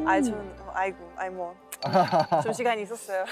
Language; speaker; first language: Korean; non-native, fluent; Russian